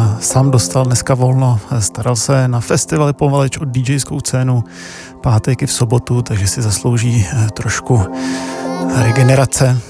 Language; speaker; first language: Czech; native; Czech